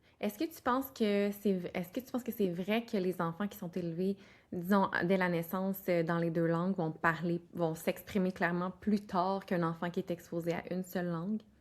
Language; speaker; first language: French; native; French